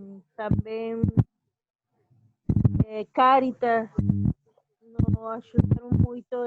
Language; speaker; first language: Portuguese; non-native, learner; Spanish